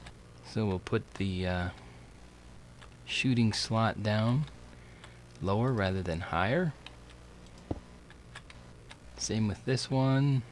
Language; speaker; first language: English; native; English